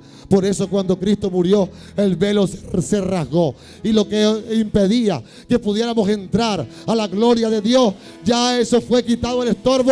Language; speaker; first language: Spanish; native; Spanish